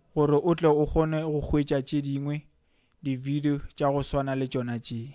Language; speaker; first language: Northern Sotho; native; Northern Sotho